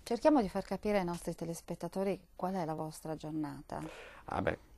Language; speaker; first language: Italian; native; Italian